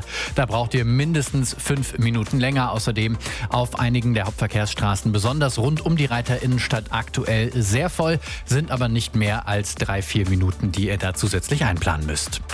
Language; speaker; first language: German; native; German